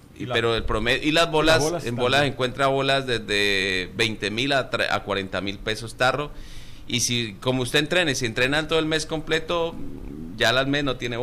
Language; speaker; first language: Spanish; native; Spanish